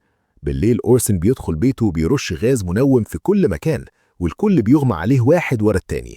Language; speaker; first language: Arabic; native; Arabic